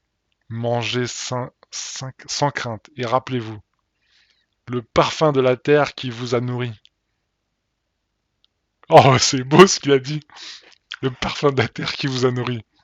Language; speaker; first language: French; native; French